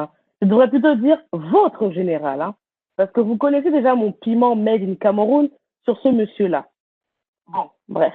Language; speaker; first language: French; native; French